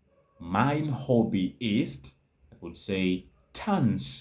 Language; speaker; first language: German; non-native, learner; English